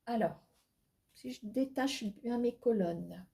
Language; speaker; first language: French; native; French